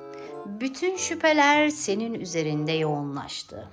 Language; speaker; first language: Turkish; native; Turkish